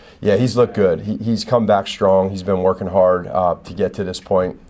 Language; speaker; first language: English; native; English